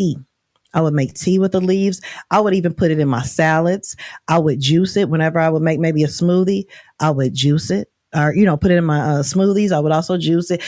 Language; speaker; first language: English; native; English